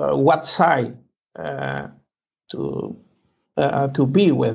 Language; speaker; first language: English; non-native, learner; Spanish